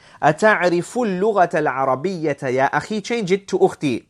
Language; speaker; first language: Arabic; non-native, fluent; English